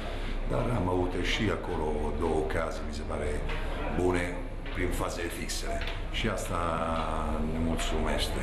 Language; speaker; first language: Romanian; non-native, fluent; Italian